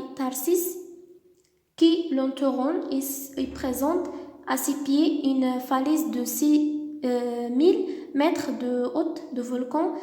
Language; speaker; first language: French; non-native, local second language; Arabic